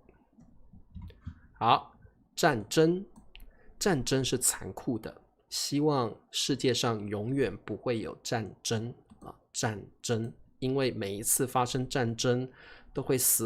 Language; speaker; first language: Chinese; native; Chinese